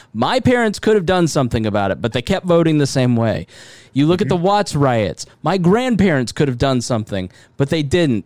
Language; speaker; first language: English; early bilingual, other home language; German